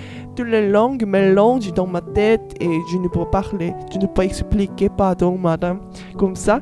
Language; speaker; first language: French; non-native, learner; Korean